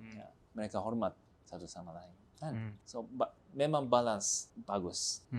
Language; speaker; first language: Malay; non-native, fluent; Japanese